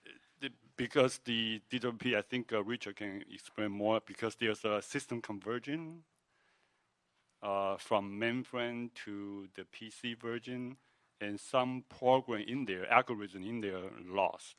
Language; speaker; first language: English; non-native, fluent; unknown